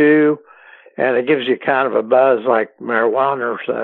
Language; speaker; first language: English; native; English